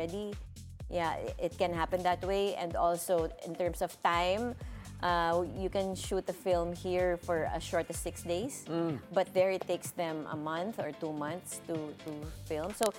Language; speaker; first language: English; non-native, local second language; Filipino